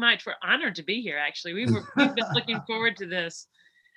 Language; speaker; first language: English; native; English